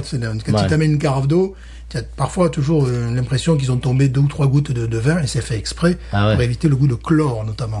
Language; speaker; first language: French; native; French